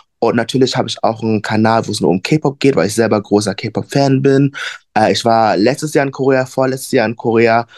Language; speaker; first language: German; early bilingual, other home language; Vietnamese